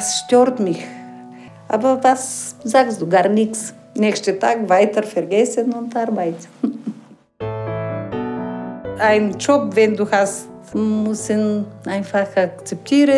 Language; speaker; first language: German; non-native, learner; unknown